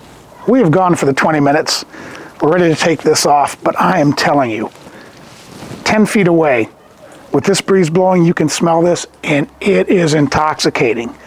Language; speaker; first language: English; native; English